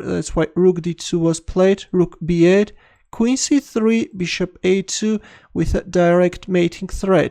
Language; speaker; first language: English; non-native, fluent; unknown